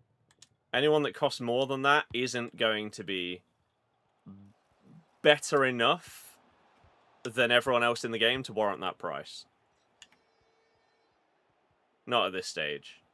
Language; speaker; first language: English; native; English